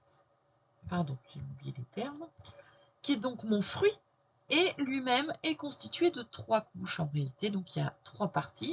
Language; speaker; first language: French; native; French